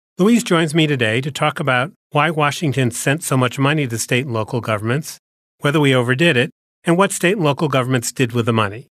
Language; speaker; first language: English; native; English